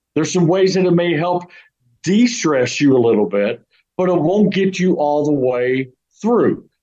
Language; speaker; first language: English; native; English